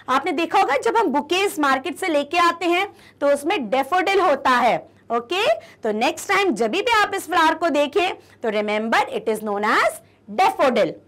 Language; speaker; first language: Hindi; native; Hindi